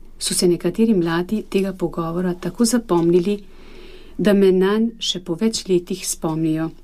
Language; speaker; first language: Slovenian; non-native, fluent; Albanian